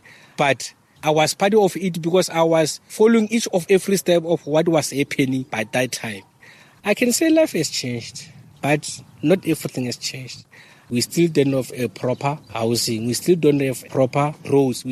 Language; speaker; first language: English; non-native, local second language; Northern Sotho